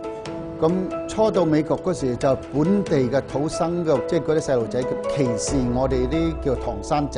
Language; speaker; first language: Cantonese; native; Cantonese